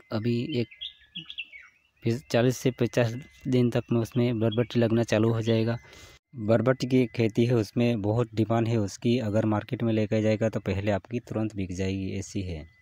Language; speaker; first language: Hindi; non-native, local second language; Gujarati